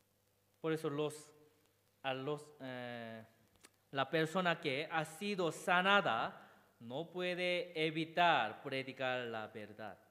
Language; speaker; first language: Spanish; non-native, learner; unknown